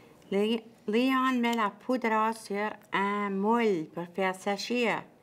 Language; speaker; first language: French; native; French